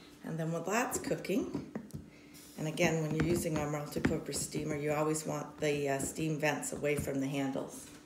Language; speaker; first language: English; native; English